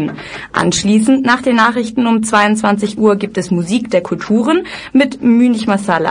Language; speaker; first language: German; native; German